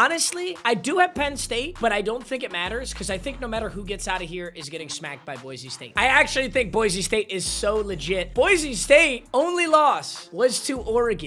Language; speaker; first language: English; native; English